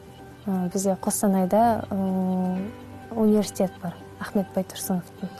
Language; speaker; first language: Kazakh; non-native, local second language; Russian